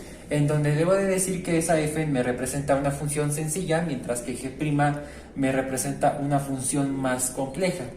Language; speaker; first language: Spanish; native; Spanish